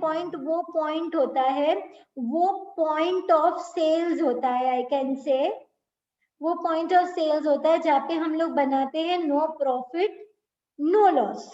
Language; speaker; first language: Hindi; native; Hindi